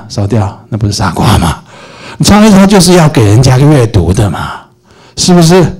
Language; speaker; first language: Chinese; native; Chinese